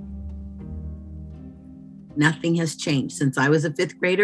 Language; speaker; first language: English; native; English